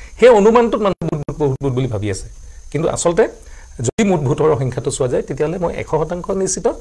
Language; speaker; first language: Assamese; native; Assamese